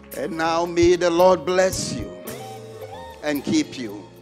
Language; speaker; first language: English; non-native, local second language; Akan